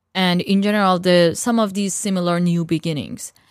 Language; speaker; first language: English; non-native, fluent; Persian